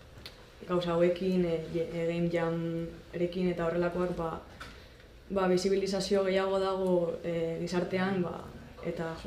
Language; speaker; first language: Basque; non-native, local second language; Spanish